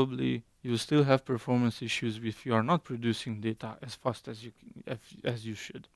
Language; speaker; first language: English; non-native, fluent; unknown